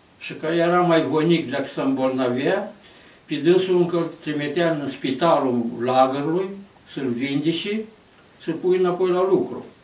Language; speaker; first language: Romanian; native; Romanian